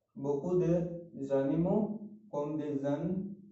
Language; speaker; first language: English; non-native, local second language; Hindi